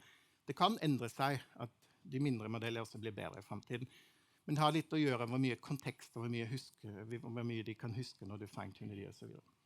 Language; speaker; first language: Norwegian; non-native, fluent; German